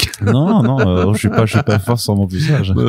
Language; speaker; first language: French; native; French